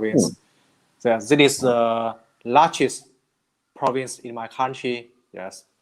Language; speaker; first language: English; non-native, learner; Vietnamese